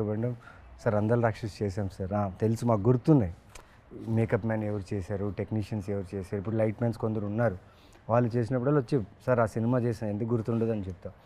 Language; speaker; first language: Telugu; native; Telugu